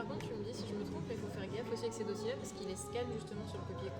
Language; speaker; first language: French; native; French